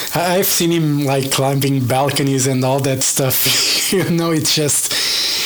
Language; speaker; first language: English; non-native, fluent; Portuguese